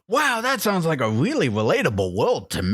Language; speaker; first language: English; native; English